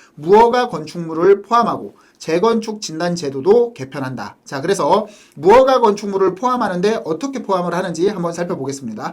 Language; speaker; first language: Korean; native; Korean